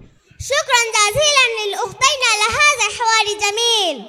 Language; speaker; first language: Arabic; non-native, learner; Bangla